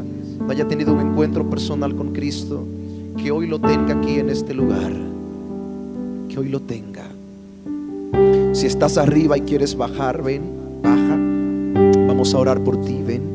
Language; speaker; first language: Spanish; native; Spanish